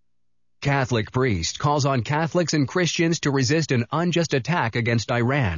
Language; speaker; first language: English; native; English